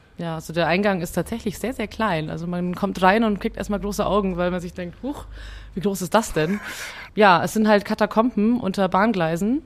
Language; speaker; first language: German; early bilingual, other home language; Hungarian